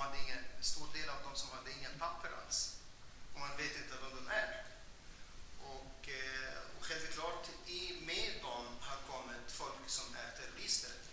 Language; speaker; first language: Swedish; non-native, fluent; Arabic